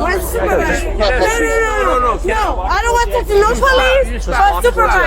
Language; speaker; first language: English; native; English